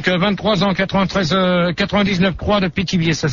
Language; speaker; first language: French; native; French